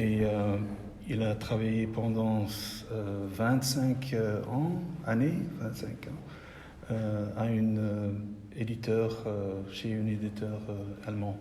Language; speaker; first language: French; non-native, local second language; Dutch